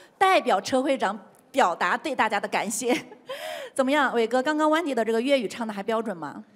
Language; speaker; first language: Chinese; native; Chinese